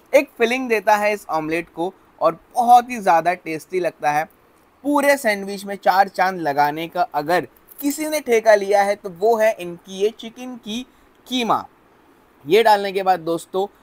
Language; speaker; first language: Hindi; non-native, local second language; Gujarati